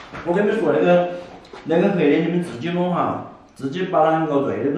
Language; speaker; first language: Chinese; native; Chinese